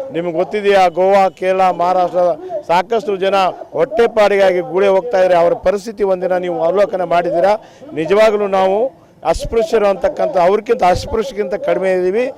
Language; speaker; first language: Kannada; non-native, local second language; Lambadi